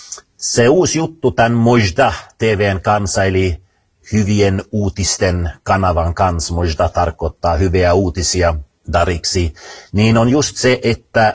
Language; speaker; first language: Finnish; early bilingual, heritage; Finnish